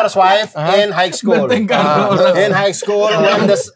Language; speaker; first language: English; non-native, learner; Indonesian